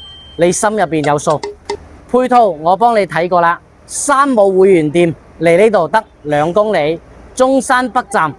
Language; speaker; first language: Cantonese; native; Cantonese